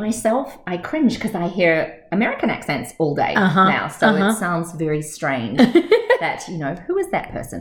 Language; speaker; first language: English; native; English